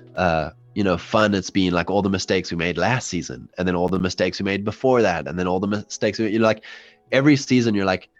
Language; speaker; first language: English; native; English